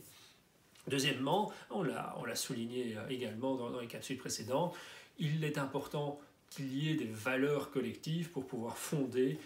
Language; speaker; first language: French; native; French